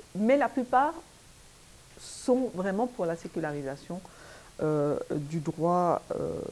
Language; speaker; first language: French; native; French